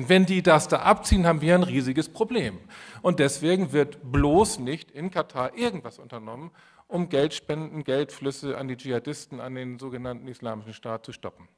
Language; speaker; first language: German; native; German